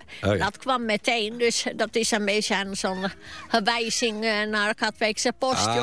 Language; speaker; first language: Dutch; non-native, fluent; Finnish